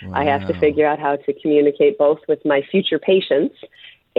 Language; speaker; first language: English; native; English